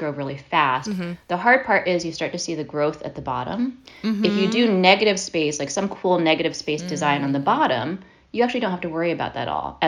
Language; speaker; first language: English; native; English